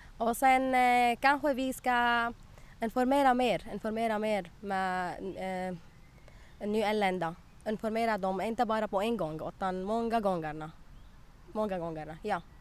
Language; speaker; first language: Swedish; non-native, learner; Arabic